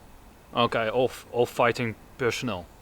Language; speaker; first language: English; non-native, fluent; Dutch